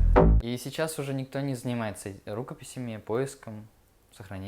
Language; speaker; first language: Russian; native; Russian